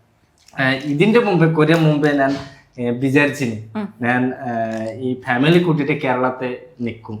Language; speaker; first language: Malayalam; non-native, local second language; Bangla